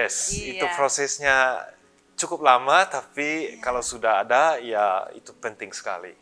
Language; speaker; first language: Indonesian; early bilingual, other home language; English